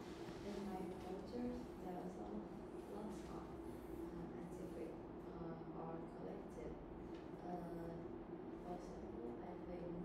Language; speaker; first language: English; non-native, learner; Vietnamese